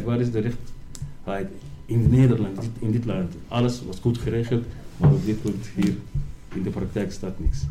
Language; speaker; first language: Dutch; non-native, learner; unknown